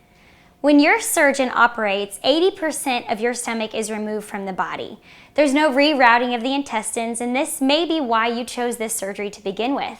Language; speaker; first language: English; native; English